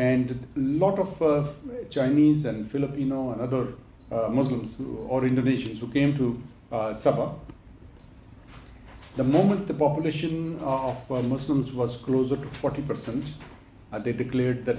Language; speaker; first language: English; non-native, local second language; Urdu